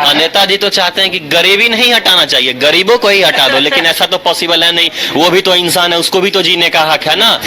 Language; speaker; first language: Hindi; native; Hindi